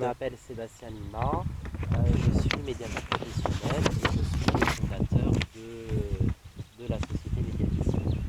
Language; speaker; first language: French; native; French